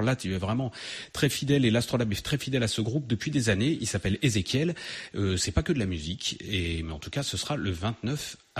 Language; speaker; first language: French; native; French